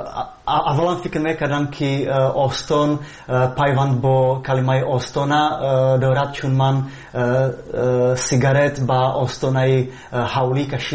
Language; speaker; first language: Persian; non-native, fluent; Slovak